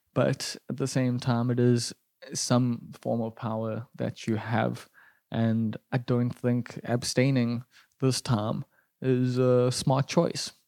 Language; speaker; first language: English; native; English